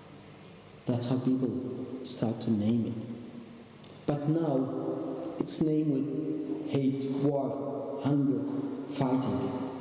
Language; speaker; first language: English; non-native, learner; Arabic